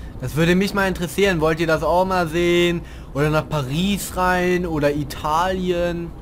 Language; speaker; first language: German; native; German